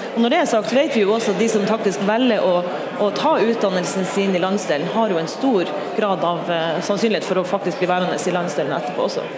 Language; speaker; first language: Norwegian; native; Norwegian